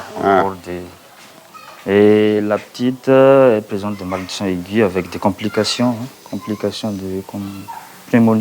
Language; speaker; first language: French; non-native, local second language; Malagasy